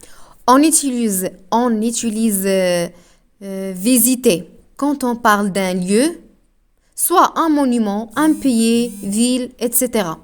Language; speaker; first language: French; non-native, local second language; Arabic